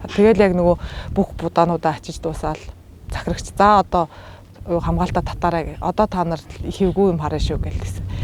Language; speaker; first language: Mongolian; native; Mongolian